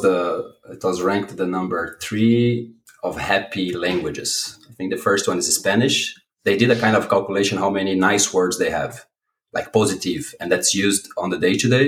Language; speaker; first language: English; non-native, fluent; Portuguese